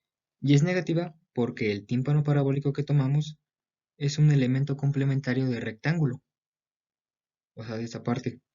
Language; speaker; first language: Spanish; native; Spanish